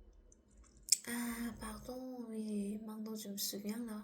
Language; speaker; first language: French; non-native, learner; Korean